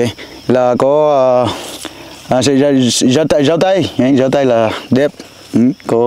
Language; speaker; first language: Vietnamese; non-native, learner; Portuguese